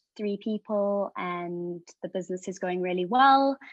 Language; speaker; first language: English; native; English